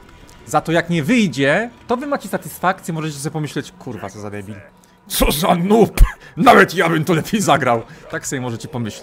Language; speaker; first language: Polish; native; Polish